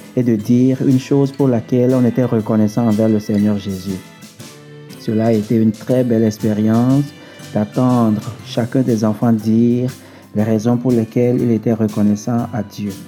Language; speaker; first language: French; non-native, local second language; Ewe